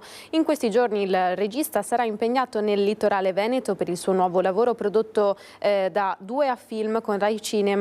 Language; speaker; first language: Italian; native; Italian